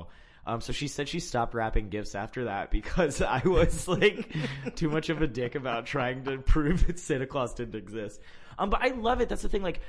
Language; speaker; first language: English; early bilingual, other home language; Spanish